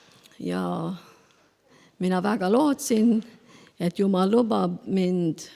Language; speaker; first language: Estonian; non-native, learner; Spanish